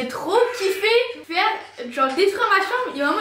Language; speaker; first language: French; native; French